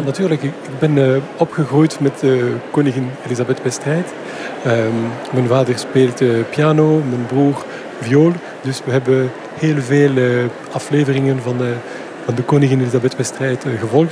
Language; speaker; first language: Dutch; non-native, local second language; French